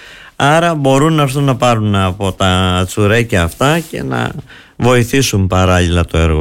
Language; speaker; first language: Greek; native; Greek